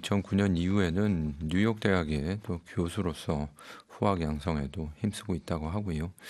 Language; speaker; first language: Korean; native; Korean